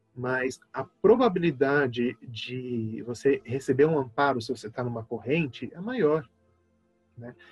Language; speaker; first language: Portuguese; native; Portuguese